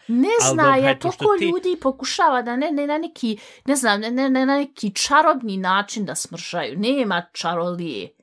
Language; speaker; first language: Bosnian; early bilingual, heritage; Bosnian